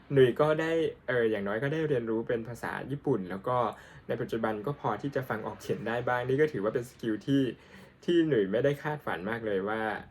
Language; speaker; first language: Thai; native; Thai